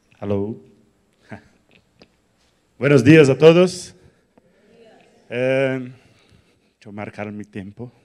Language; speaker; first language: Spanish; non-native, learner; Portuguese